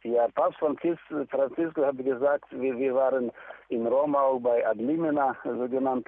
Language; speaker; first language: German; non-native, learner; Ukrainian